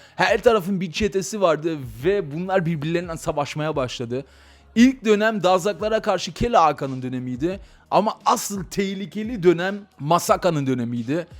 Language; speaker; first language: Turkish; early bilingual, heritage; Turkish